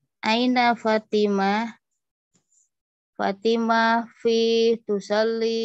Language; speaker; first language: Arabic; non-native, learner; Indonesian